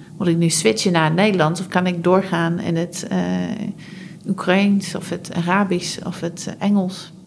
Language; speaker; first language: Dutch; non-native, fluent; English